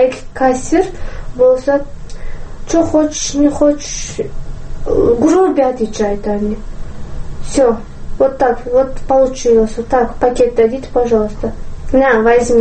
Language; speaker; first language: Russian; non-native, learner; Kyrgyz